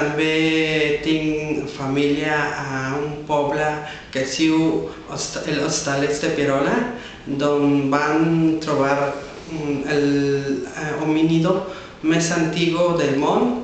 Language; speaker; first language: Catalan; non-native, learner; Spanish